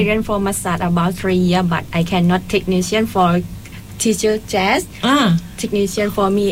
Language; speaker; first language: English; non-native, learner; Thai